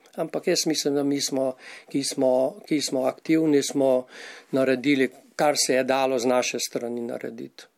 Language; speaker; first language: Slovenian; native; Slovenian